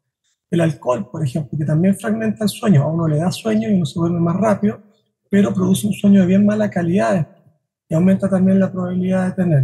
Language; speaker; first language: Spanish; native; Spanish